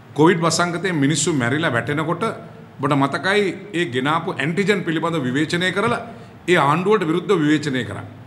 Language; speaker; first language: Sinhala; native; Sinhala